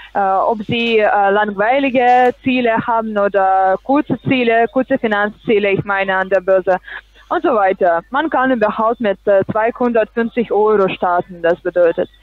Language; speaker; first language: German; non-native, learner; Russian